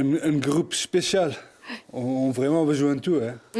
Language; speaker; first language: French; non-native, learner; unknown